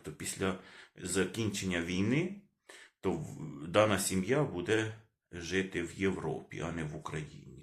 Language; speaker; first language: Ukrainian; non-native, local second language; Russian